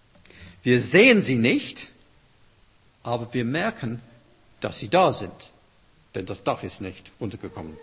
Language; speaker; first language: German; non-native, fluent; English